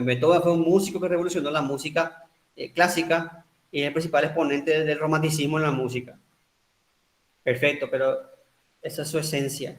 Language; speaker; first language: Spanish; native; Spanish